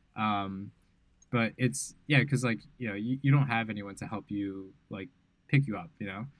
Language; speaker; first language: English; native; English